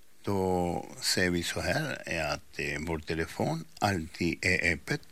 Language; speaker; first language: Swedish; non-native, learner; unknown